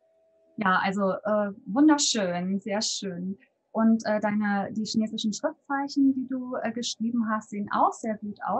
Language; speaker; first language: German; native; German